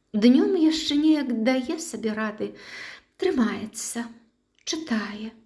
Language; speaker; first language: Belarusian; native; Belarusian